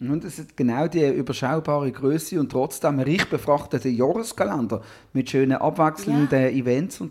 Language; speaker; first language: German; native; German